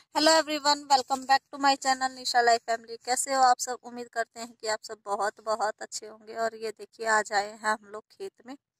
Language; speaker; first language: Hindi; native; Hindi